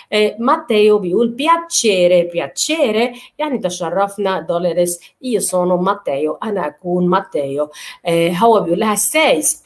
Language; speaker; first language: Arabic; native; Arabic